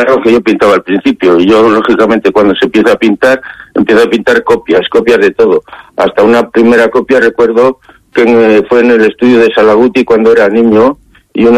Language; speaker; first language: Spanish; native; Spanish